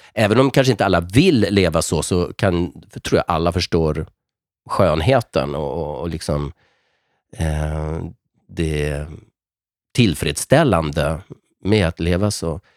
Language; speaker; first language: Swedish; native; Swedish